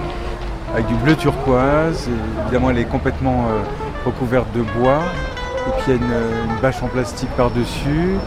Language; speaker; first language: French; native; French